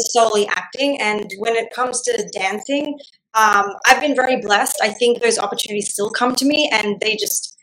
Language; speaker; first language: English; non-native, local second language; Gujarati